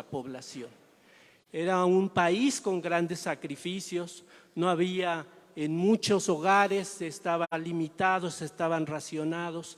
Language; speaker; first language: Spanish; native; Spanish